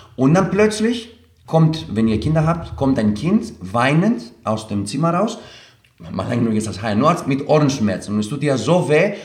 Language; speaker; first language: German; non-native, fluent; Greek